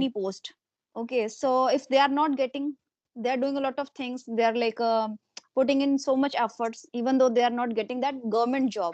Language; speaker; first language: English; non-native, local second language; Hindi